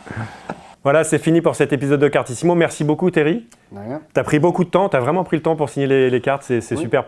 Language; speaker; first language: French; native; French